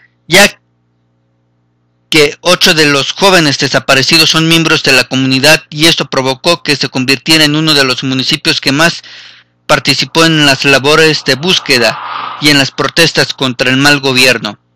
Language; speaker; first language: Spanish; native; Spanish